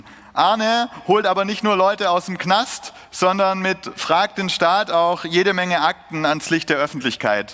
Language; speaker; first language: German; native; German